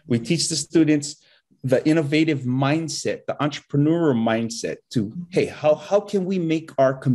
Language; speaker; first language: English; native; English